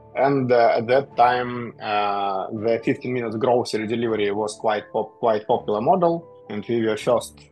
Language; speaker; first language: English; non-native, fluent; Russian